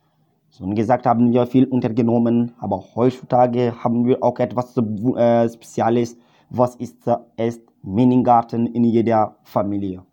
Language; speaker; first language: German; non-native, learner; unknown